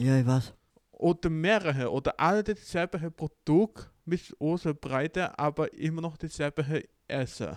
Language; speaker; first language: German; non-native, learner; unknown